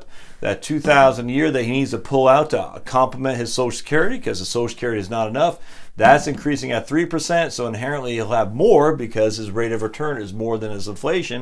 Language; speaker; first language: English; native; English